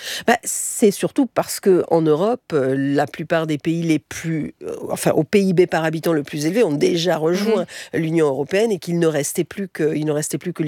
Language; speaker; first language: French; native; French